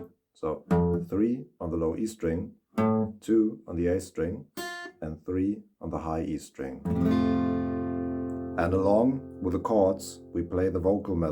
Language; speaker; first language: English; non-native, fluent; German